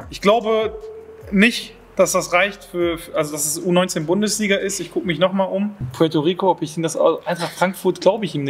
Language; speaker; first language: German; native; German